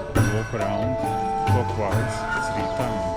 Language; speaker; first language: English; non-native, learner; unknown